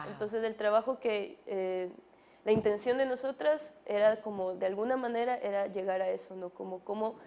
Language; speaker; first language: Spanish; native; Spanish